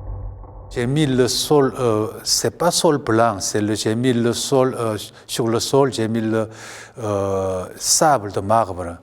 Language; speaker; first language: French; non-native, learner; Korean